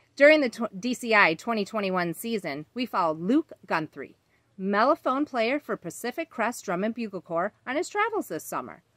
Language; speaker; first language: English; native; English